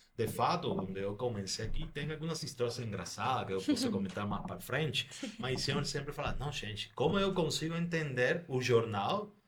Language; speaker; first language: Portuguese; non-native, fluent; Spanish